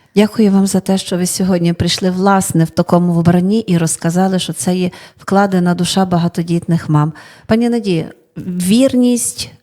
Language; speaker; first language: Ukrainian; native; Ukrainian